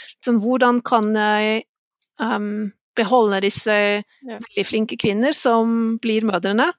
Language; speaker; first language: Norwegian; non-native, fluent; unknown